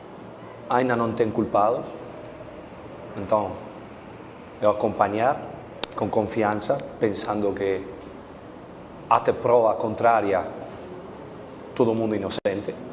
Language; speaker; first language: Portuguese; non-native, fluent; Spanish